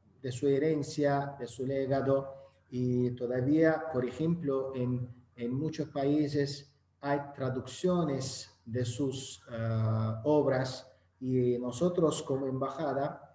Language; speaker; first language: Spanish; non-native, learner; Azerbaijani